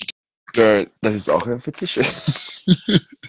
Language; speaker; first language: German; non-native, fluent; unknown